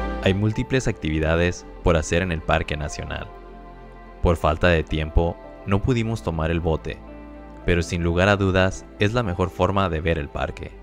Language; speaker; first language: Spanish; native; Spanish